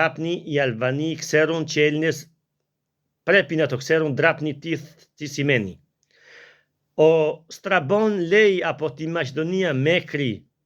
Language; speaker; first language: Greek; non-native, learner; Albanian